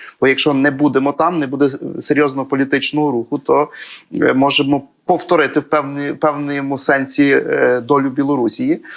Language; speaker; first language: Ukrainian; native; Ukrainian